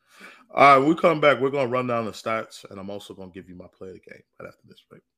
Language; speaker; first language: English; native; English